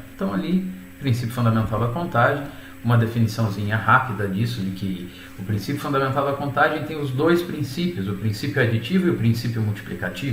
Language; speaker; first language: Portuguese; native; Portuguese